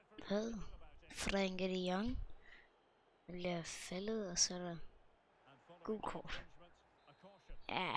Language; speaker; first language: Danish; native; Danish